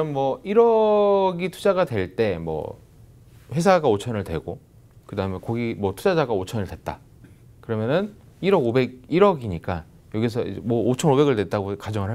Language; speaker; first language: Korean; native; Korean